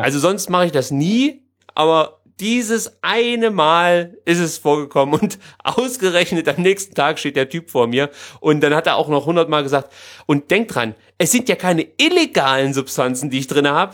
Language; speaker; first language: German; native; German